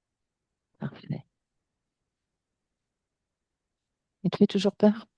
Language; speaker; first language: French; native; French